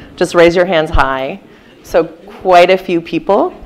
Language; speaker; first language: English; native; English